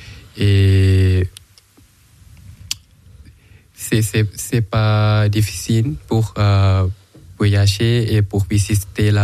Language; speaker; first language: French; non-native, learner; Thai